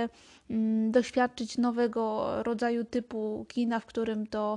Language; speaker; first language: Polish; native; Polish